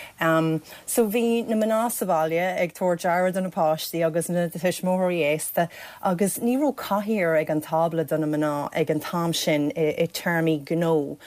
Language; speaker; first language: Irish; non-native, local second language; English